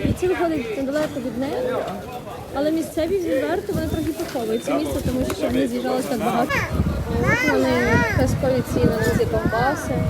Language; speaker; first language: Ukrainian; non-native, local second language; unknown